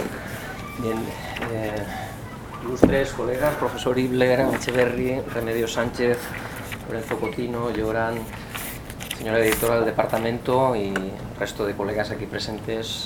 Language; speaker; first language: Spanish; native; Spanish